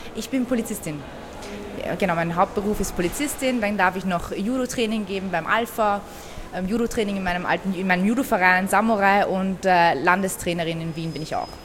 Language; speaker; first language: German; early bilingual, other home language; Persian